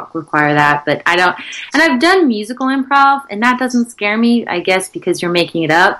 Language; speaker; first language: English; native; English